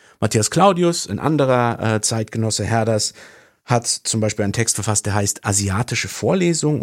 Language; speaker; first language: German; native; German